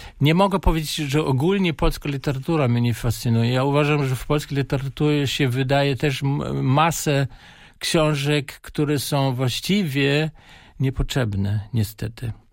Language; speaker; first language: Polish; non-native, fluent; German